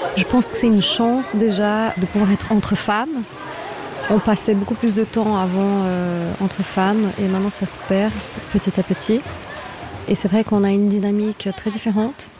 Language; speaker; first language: French; non-native, fluent; Portuguese